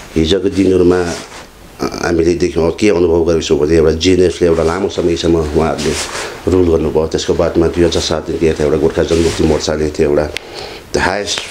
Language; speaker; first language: Nepali; native; Nepali